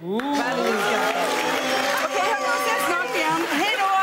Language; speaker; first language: Swedish; native; Swedish